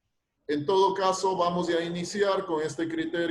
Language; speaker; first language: Spanish; native; Spanish